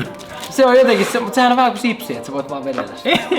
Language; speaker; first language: Finnish; native; Finnish